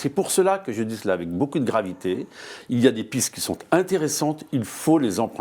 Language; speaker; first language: French; native; French